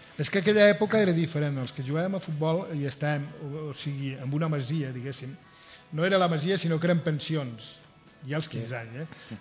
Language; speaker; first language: Catalan; non-native, local second language; Spanish